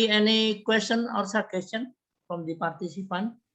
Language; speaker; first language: English; non-native, learner; Indonesian